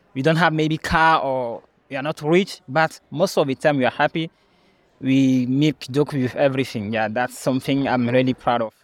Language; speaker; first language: English; non-native, learner; French